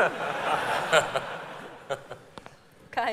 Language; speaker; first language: German; native; German